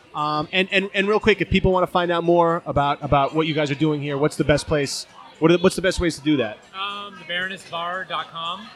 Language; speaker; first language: English; native; English